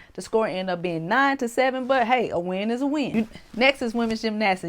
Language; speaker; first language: English; native; English